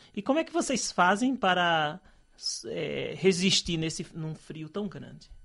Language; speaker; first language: Portuguese; native; Portuguese